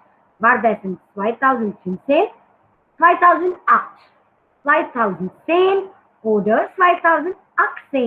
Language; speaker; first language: German; non-native, learner; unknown